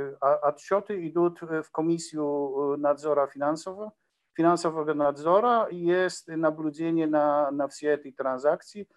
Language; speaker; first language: Russian; non-native, learner; Polish